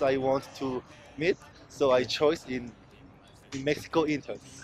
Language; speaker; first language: English; non-native, learner; Korean